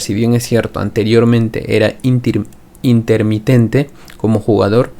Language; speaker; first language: Spanish; native; Spanish